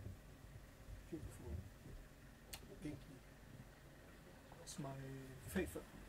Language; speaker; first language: English; non-native, learner; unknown